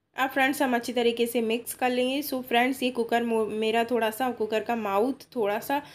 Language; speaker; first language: Hindi; non-native, local second language; Odia